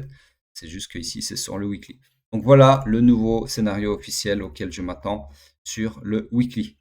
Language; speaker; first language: French; native; French